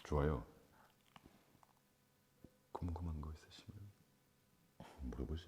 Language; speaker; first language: Korean; non-native, fluent; French